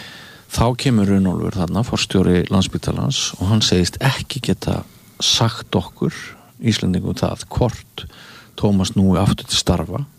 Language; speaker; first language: Icelandic; native; Icelandic